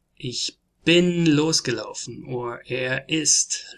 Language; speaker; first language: German; non-native, learner; English